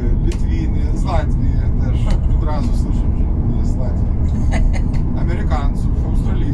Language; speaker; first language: Polish; non-native, learner; Russian